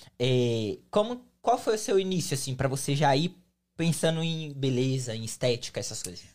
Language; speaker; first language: Portuguese; native; Portuguese